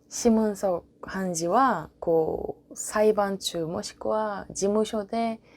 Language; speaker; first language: Japanese; non-native, fluent; Korean